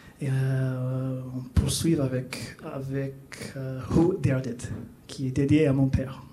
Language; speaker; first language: French; non-native, learner; English